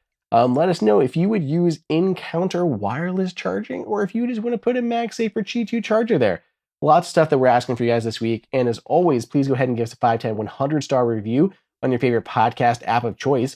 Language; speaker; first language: English; native; English